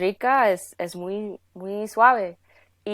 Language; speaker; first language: Spanish; non-native, fluent; English